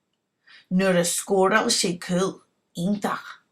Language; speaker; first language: Irish; non-native, local second language; English